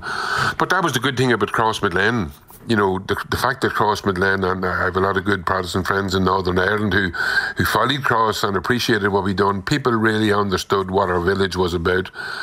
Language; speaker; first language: English; native; English